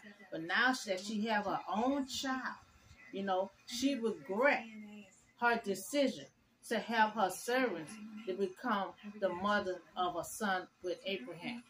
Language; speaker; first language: English; native; English